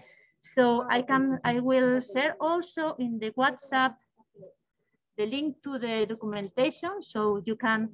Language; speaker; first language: English; non-native, learner; Spanish